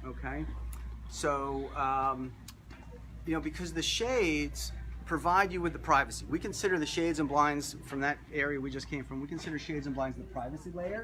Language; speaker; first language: English; native; English